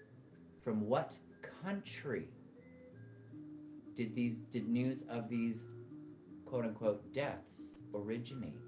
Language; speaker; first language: English; native; English